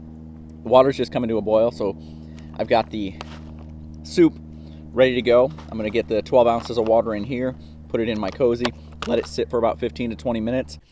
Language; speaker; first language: English; native; English